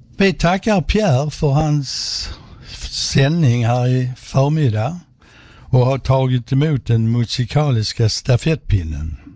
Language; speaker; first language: Swedish; native; Swedish